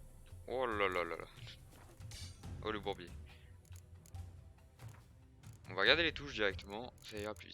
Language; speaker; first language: French; native; French